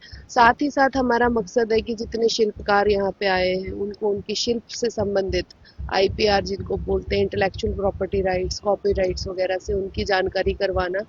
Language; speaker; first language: Hindi; native; Hindi